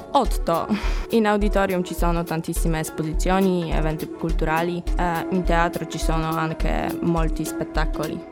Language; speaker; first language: Italian; non-native, fluent; Polish